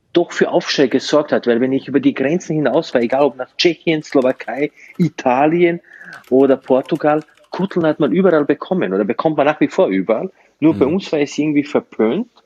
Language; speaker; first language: German; non-native, fluent; Slovenian